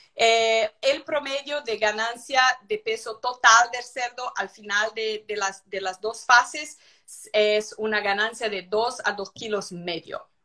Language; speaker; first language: Spanish; non-native, fluent; Portuguese